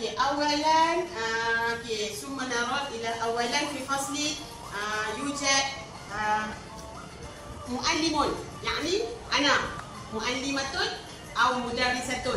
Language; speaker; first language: Arabic; non-native, learner; Malay